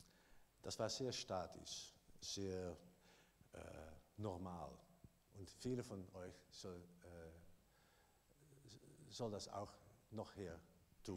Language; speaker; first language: German; non-native, learner; Dutch